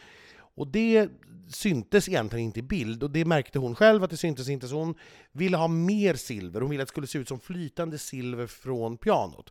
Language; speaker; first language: Swedish; native; Swedish